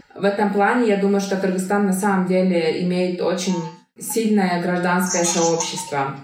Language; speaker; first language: Russian; non-native, local second language; Kyrgyz